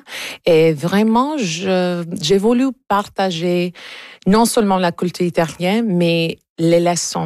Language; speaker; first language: French; non-native, local second language; English